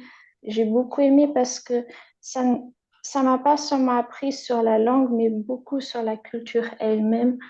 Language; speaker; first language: French; non-native, fluent; German